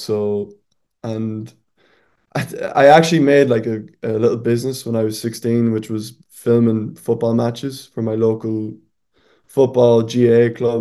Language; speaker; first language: English; native; English